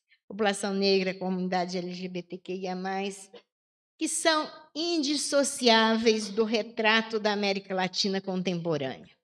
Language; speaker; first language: Portuguese; native; Portuguese